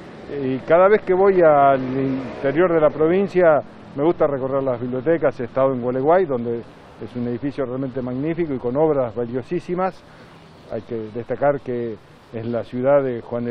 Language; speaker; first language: Spanish; native; Spanish